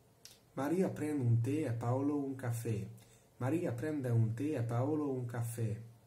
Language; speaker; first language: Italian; non-native, learner; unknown